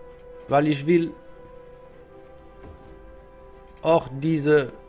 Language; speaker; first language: German; non-native, learner; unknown